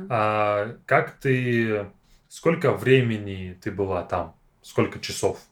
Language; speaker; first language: Russian; native; Russian